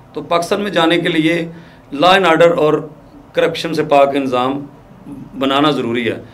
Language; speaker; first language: Urdu; non-native, local second language; Punjabi